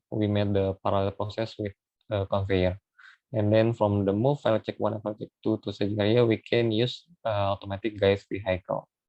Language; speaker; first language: English; non-native, learner; Indonesian